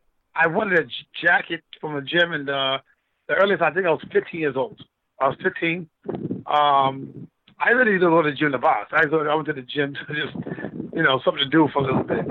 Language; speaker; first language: English; native; English